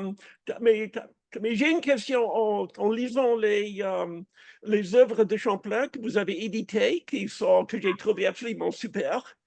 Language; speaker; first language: French; non-native, fluent; English